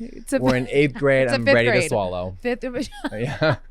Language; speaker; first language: English; native; English